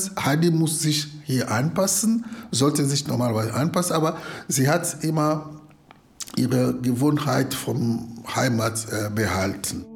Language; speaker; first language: German; non-native, fluent; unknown